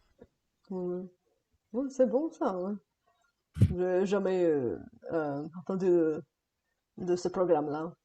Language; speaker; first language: French; non-native, fluent; Bulgarian